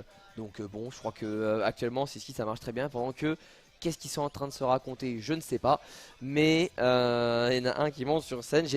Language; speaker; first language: French; native; French